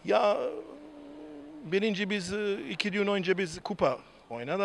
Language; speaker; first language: Turkish; non-native, learner; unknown